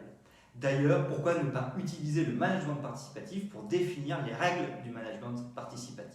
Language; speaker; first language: French; native; French